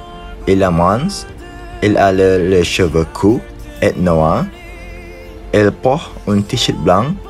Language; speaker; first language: French; non-native, learner; Malay